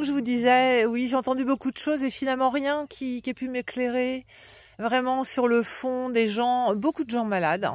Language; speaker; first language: French; native; French